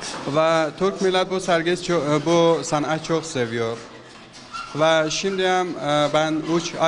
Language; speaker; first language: Turkish; non-native, learner; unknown